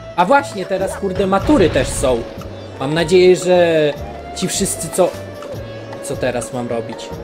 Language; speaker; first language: Polish; early bilingual, heritage; Polish